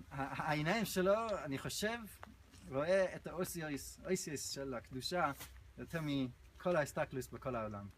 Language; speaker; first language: Hebrew; non-native, fluent; English